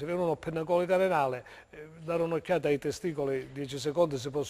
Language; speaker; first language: Italian; native; Italian